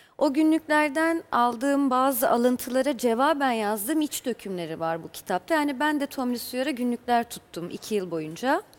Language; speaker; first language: Turkish; native; Turkish